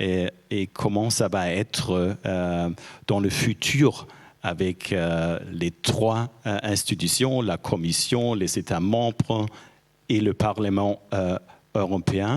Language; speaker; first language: French; non-native, fluent; German